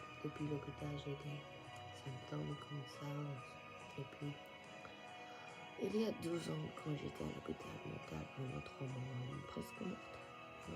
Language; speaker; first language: French; non-native, fluent; Japanese